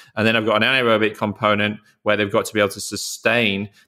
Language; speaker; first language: English; native; English